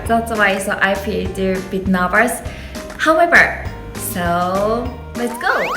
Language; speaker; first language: English; non-native, learner; Japanese